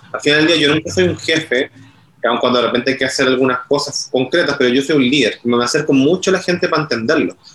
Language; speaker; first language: Spanish; native; Spanish